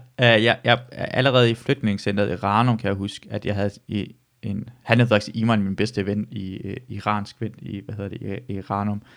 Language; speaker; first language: Danish; early bilingual, other home language; Persian